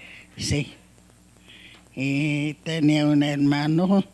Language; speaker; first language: Spanish; non-native, learner; Hungarian